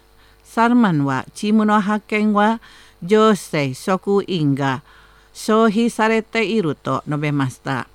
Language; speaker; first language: Japanese; non-native, fluent; Indonesian